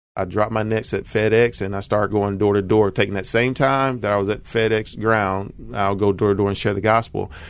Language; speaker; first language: English; native; English